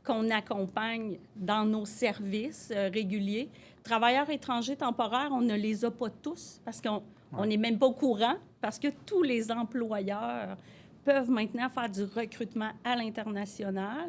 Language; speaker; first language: French; native; French